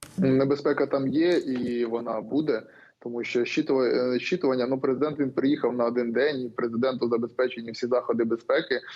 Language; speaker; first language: Ukrainian; native; Ukrainian